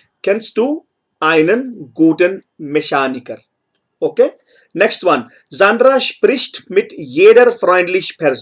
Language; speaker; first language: German; non-native, fluent; Hindi